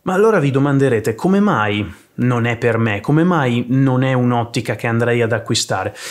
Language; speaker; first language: Italian; native; Italian